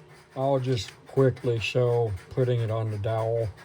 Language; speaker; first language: English; native; English